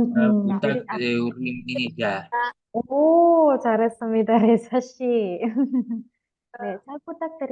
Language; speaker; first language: Korean; non-native, fluent; Indonesian